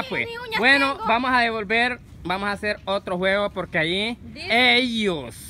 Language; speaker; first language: Spanish; native; Spanish